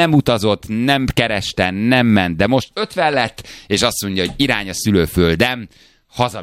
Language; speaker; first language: Hungarian; native; Hungarian